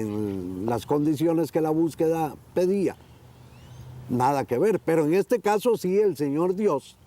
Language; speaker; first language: Spanish; native; Spanish